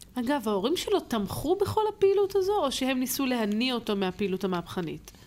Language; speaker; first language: Hebrew; native; Hebrew